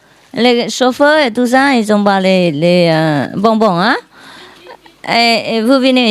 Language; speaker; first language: French; non-native, learner; Vietnamese